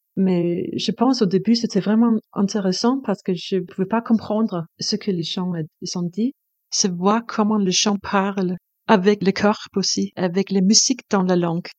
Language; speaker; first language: French; non-native, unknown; Danish